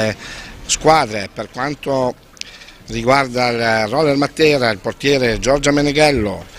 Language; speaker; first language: Italian; native; Italian